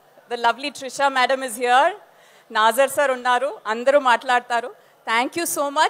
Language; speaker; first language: Telugu; non-native, fluent; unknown